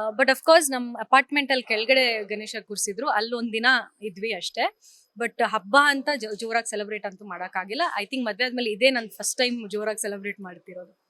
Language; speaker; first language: Kannada; non-native, local second language; Konkani